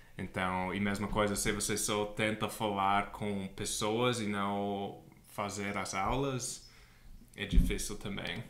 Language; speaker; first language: Portuguese; non-native, fluent; English